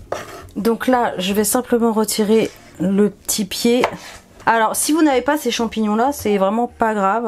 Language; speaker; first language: French; native; French